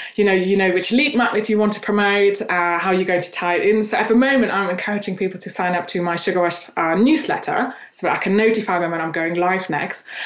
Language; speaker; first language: English; non-native, fluent; German